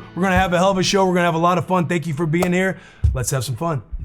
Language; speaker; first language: English; native; English